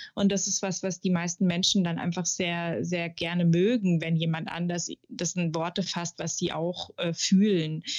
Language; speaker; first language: German; native; German